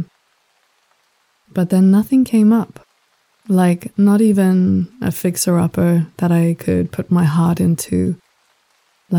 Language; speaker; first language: English; native; English